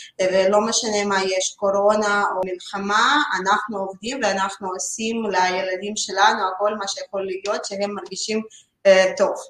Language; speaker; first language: Hebrew; non-native, learner; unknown